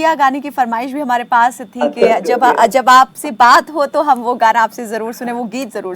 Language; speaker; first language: Hindi; native; Hindi